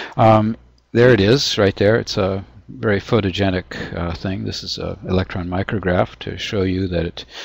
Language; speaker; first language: English; native; English